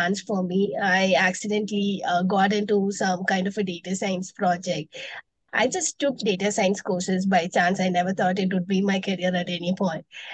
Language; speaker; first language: English; non-native, local second language; Tamil